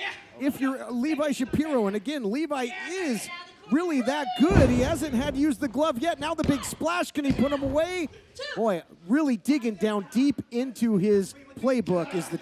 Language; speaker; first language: English; native; English